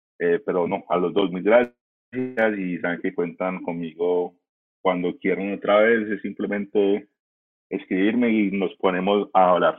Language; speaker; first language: Spanish; early bilingual, heritage; Spanish